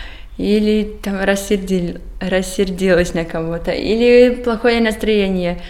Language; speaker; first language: Russian; non-native, local second language; Latvian